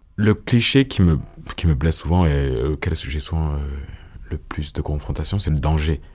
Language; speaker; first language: French; early bilingual, other home language; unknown